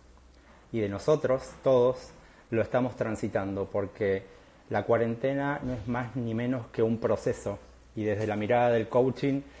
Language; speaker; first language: Spanish; native; Spanish